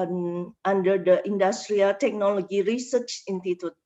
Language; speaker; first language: English; non-native, learner; Indonesian